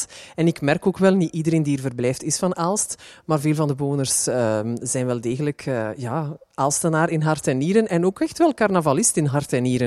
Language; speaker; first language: Dutch; native; Dutch